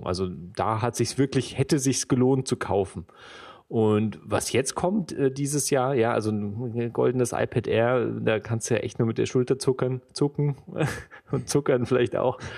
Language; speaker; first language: German; native; German